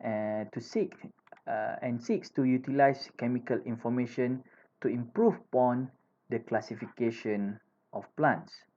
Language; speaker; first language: English; non-native, fluent; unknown